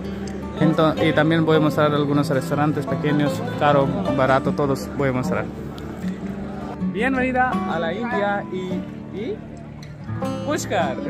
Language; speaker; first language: Spanish; non-native, learner; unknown